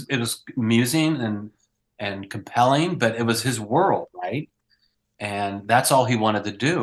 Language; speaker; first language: English; native; English